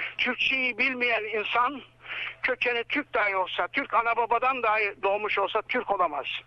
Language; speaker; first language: Turkish; native; Turkish